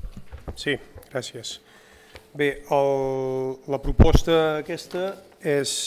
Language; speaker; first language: Catalan; native; Catalan